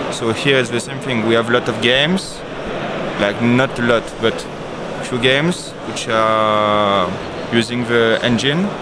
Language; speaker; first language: English; non-native, learner; French